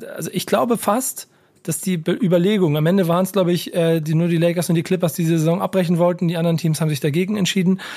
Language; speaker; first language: German; native; German